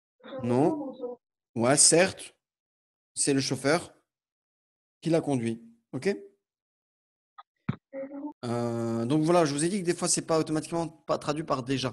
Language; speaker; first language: French; native; French